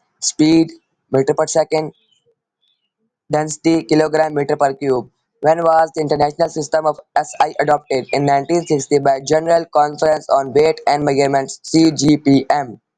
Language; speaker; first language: English; non-native, local second language; Urdu